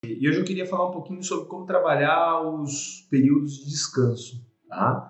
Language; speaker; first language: Portuguese; native; Portuguese